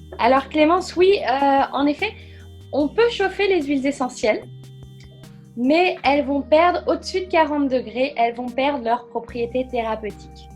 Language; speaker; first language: French; native; French